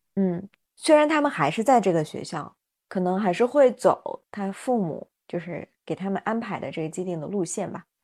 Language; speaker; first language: Chinese; non-native, local second language; Uyghur